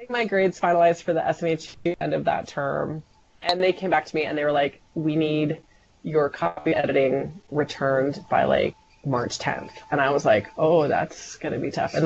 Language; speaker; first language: English; native; English